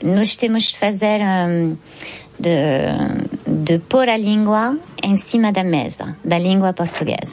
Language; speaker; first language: Portuguese; non-native, fluent; French